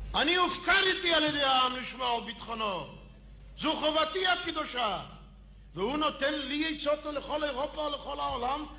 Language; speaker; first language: Hebrew; non-native, fluent; Yiddish